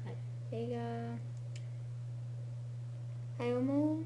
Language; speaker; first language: Japanese; non-native, learner; English